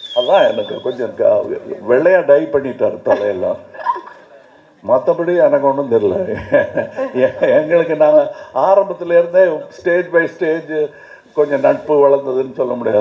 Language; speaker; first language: Tamil; native; Tamil